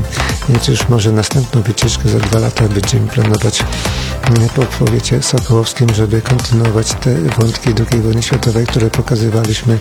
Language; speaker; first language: Polish; native; Polish